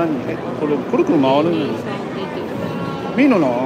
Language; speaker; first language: Japanese; non-native, fluent; Chinese